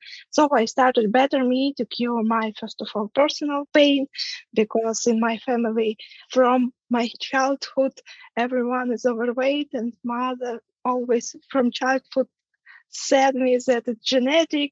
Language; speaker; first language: English; non-native, fluent; Ukrainian